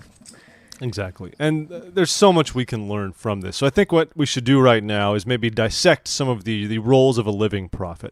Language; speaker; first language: English; native; English